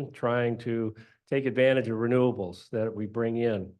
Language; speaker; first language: English; native; English